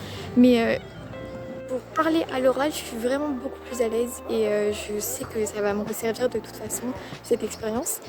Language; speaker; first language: French; native; French